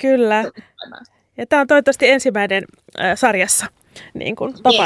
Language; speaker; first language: Finnish; native; Finnish